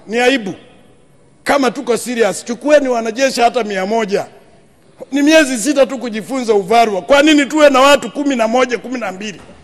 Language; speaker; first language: Swahili; non-native, local second language; Sukuma